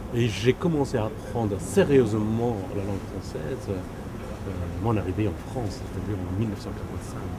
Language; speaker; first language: French; non-native, fluent; Persian